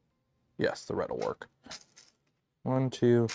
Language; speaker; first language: English; native; English